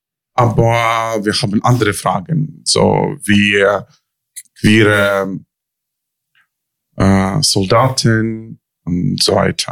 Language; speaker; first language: German; non-native, learner; Ukrainian